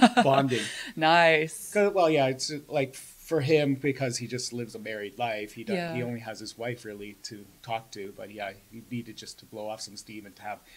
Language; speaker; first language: English; native; English